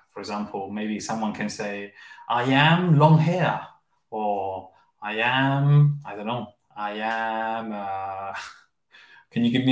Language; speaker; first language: English; non-native, fluent; Spanish